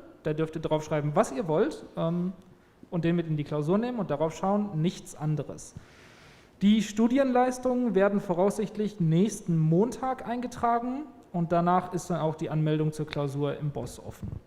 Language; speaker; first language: German; native; German